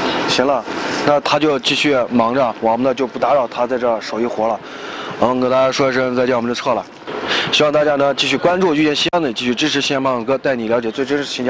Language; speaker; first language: Chinese; native; Chinese